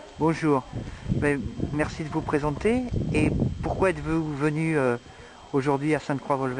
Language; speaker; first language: French; native; French